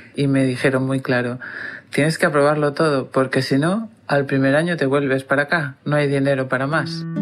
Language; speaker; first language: Spanish; native; Spanish